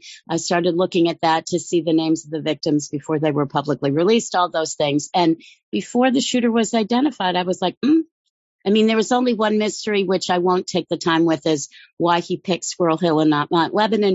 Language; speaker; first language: English; native; English